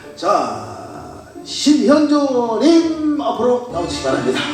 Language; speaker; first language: Korean; native; Korean